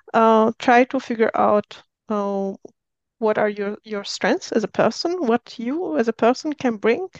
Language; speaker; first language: English; non-native, fluent; Arabic